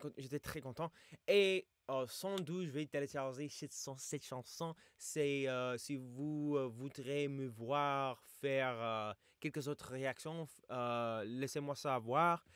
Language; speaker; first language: French; non-native, fluent; English